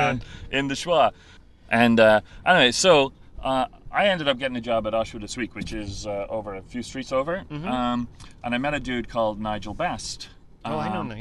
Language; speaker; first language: English; native; English